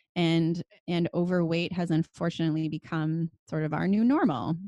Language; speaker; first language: English; native; English